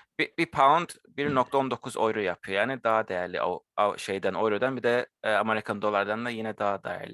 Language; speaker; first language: Turkish; early bilingual, heritage; Turkish